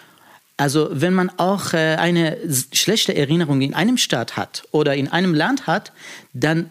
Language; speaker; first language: German; non-native, fluent; Persian